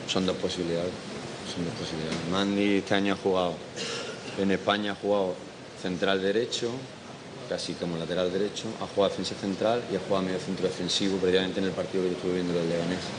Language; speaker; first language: Spanish; native; Spanish